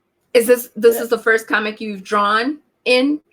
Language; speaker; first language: English; native; English